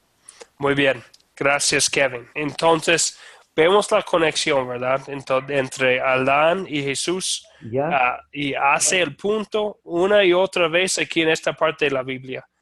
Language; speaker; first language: Spanish; non-native, fluent; English